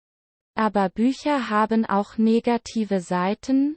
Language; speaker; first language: German; non-native, learner; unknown